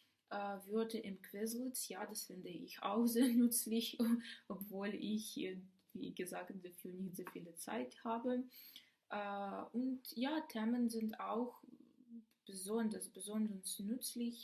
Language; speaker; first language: German; non-native, learner; Ukrainian